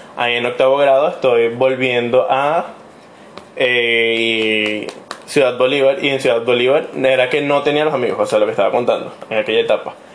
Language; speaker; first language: Spanish; native; Spanish